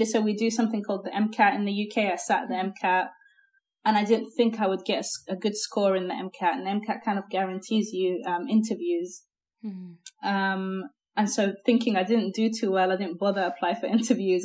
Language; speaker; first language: English; native; English